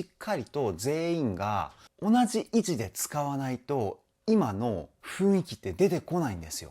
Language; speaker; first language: Japanese; native; Japanese